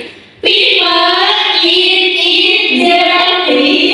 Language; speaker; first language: English; non-native, learner; Indonesian